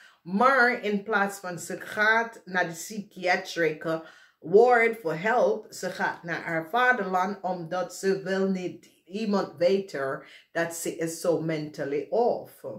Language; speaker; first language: Dutch; non-native, fluent; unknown